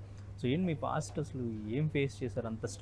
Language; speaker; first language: Telugu; native; Telugu